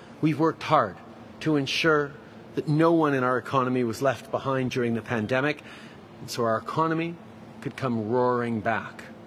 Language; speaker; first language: English; early bilingual, other home language; French